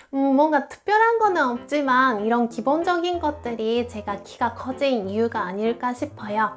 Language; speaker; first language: Korean; non-native, fluent; Japanese